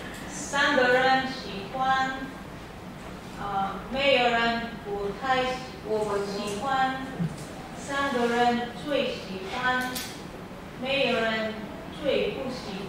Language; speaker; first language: Chinese; non-native, learner; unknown